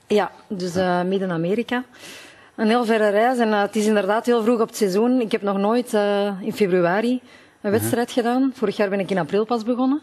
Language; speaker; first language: Dutch; native; Dutch